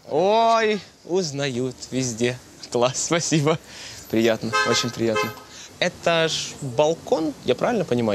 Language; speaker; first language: Russian; native; Russian